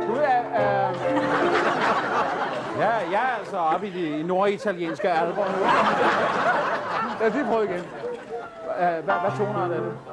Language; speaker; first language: Danish; native; Danish